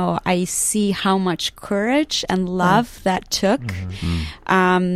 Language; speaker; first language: English; non-native, fluent; Spanish